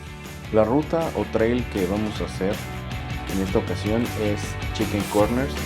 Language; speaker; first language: Spanish; native; Spanish